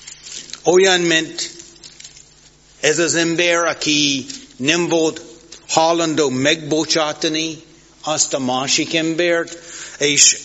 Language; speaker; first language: Hungarian; non-native, fluent; English